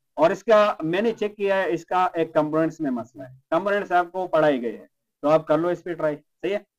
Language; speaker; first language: Urdu; non-native, local second language; Pashto